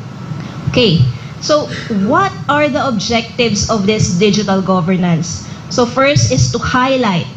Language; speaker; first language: English; non-native, local second language; Filipino